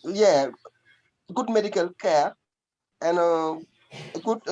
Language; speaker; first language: English; non-native, learner; French